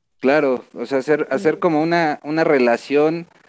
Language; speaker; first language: Spanish; native; Spanish